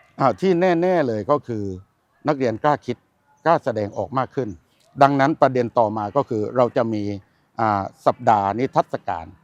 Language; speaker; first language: Thai; native; Thai